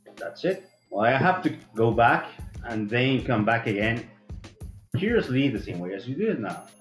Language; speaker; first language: English; non-native, fluent; Spanish